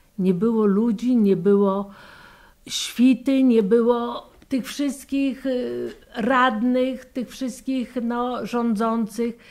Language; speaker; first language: Polish; native; Polish